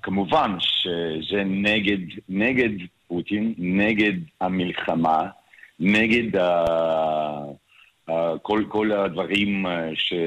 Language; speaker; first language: Hebrew; non-native, learner; Russian